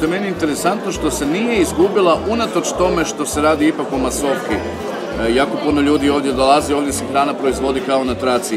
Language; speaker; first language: Croatian; native; Croatian